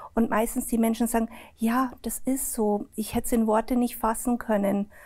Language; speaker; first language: German; native; German